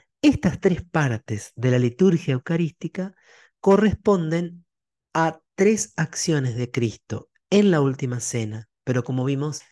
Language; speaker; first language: Spanish; native; Spanish